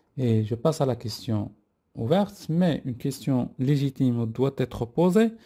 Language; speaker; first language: French; non-native, local second language; Arabic